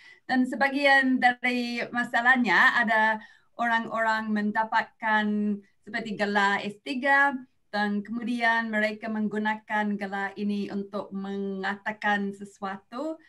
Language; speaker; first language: Indonesian; non-native, fluent; English